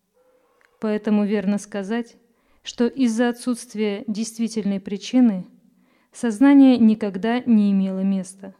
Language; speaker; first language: Russian; native; Russian